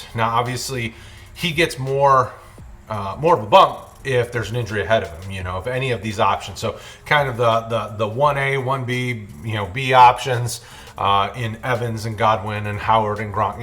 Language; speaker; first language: English; native; English